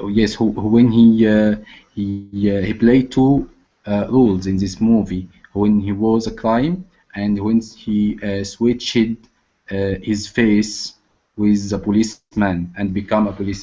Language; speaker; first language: English; non-native, learner; Arabic